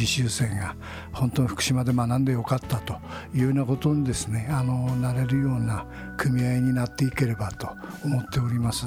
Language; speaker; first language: Japanese; native; Japanese